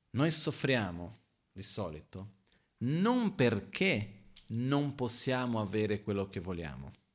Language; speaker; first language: Italian; non-native, fluent; Portuguese